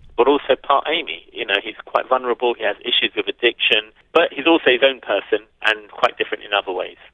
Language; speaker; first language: English; native; English